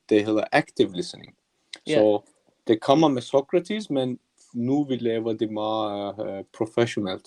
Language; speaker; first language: Danish; non-native, learner; Turkish